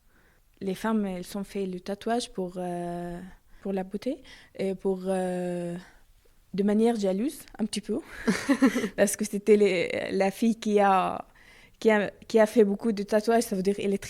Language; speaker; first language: French; non-native, learner; Arabic